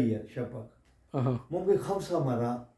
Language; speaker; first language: Arabic; non-native, learner; Urdu